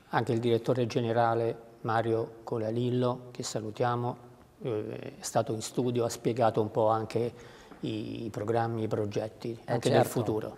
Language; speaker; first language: Italian; native; Italian